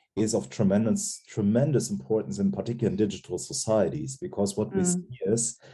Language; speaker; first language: English; non-native, fluent; German